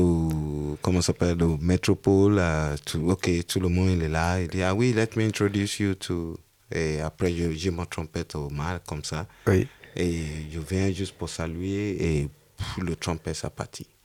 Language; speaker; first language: French; non-native, learner; Yoruba